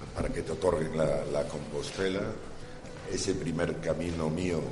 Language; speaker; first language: Spanish; native; Spanish